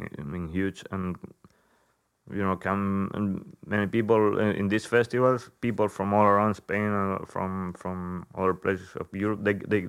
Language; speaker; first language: English; non-native, fluent; Spanish